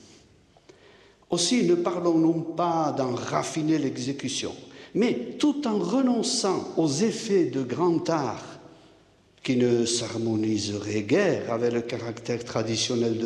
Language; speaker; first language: French; native; French